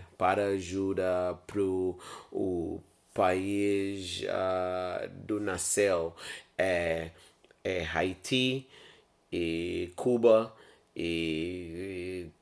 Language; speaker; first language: Portuguese; non-native, learner; English